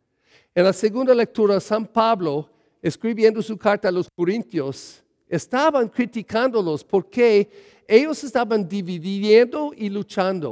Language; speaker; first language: Spanish; early bilingual, heritage; English